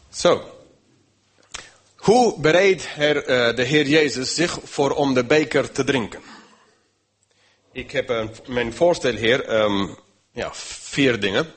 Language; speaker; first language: Dutch; non-native, fluent; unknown